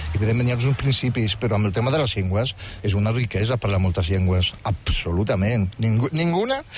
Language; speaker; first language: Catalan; non-native, fluent; Riffian